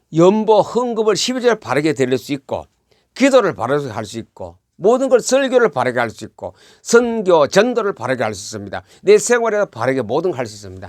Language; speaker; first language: Korean; native; Korean